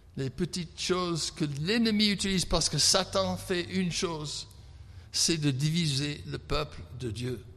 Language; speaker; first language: French; non-native, fluent; English